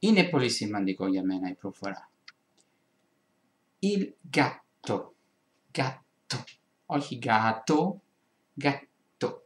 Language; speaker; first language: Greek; non-native, fluent; Italian